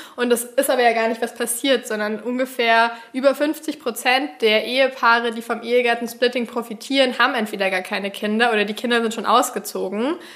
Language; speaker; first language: German; native; German